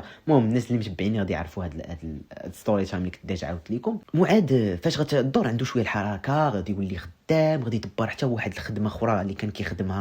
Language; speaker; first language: Arabic; native; Arabic